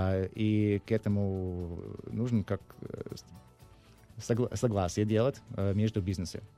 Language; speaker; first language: Russian; non-native, learner; English